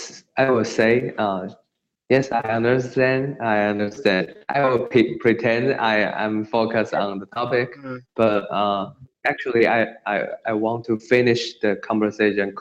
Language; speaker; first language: English; non-native, learner; Chinese